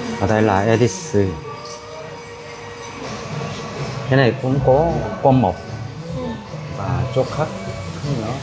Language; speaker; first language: Vietnamese; non-native, learner; Korean